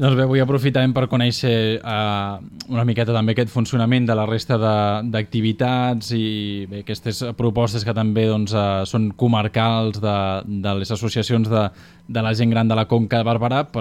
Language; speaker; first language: Catalan; native; Catalan